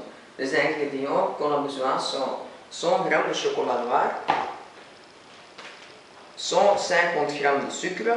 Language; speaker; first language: French; non-native, learner; Dutch